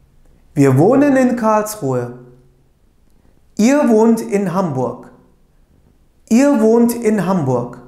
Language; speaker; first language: German; non-native, fluent; Turkish